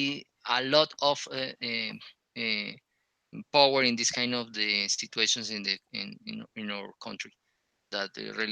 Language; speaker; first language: English; non-native, learner; Spanish